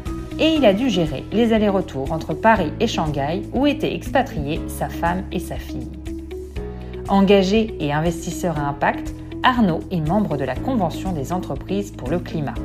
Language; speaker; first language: French; native; French